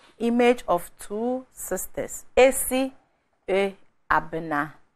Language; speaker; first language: English; non-native, local second language; Akan